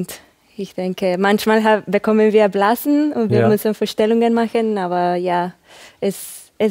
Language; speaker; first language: German; non-native, learner; Spanish